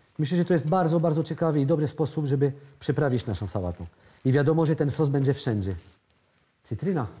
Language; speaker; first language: Polish; non-native, learner; French